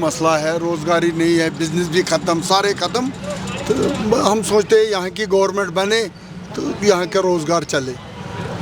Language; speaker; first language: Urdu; non-native, local second language; Kashmiri